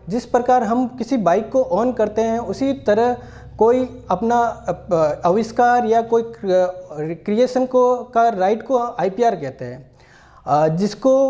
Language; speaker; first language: Hindi; native; Hindi